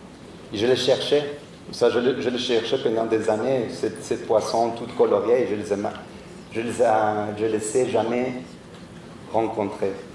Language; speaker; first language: French; non-native, fluent; Spanish